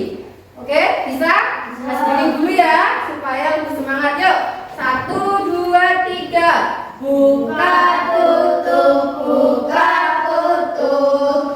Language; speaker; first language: Malay; native; Malay